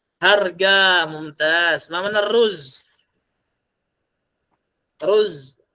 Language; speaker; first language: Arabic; non-native, fluent; Indonesian